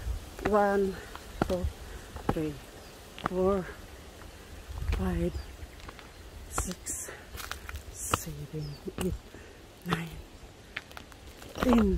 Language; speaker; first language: English; non-native, learner; Filipino